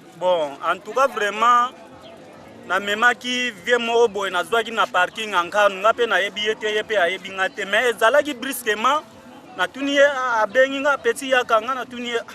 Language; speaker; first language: Lingala; non-native, local second language; Kongo